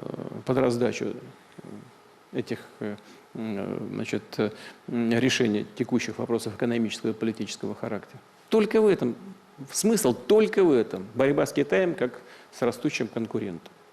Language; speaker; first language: Russian; native; Russian